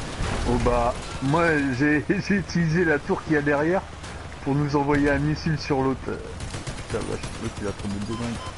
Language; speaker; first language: French; native; French